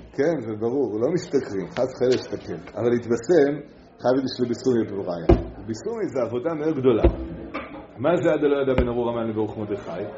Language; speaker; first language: Hebrew; non-native, fluent; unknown